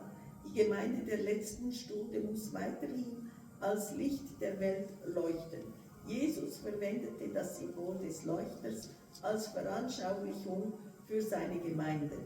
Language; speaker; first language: German; non-native, fluent; Portuguese